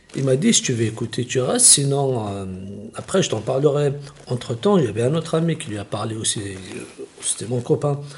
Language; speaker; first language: French; non-native, local second language; Kabyle